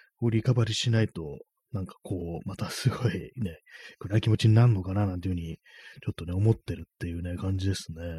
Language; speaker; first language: Japanese; native; Japanese